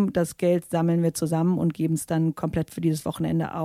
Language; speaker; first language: German; native; German